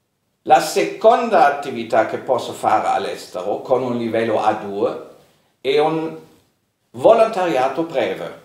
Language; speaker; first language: Italian; non-native, fluent; German